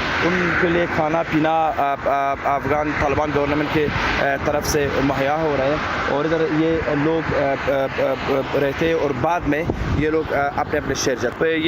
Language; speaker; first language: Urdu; non-native, fluent; Pashto